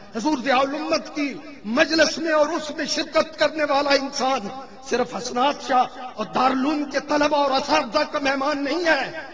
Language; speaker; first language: Urdu; non-native, local second language; Punjabi